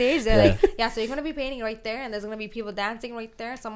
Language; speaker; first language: English; non-native, local second language; Tamil